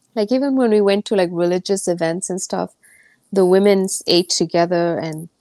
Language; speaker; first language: English; non-native, local second language; Gujarati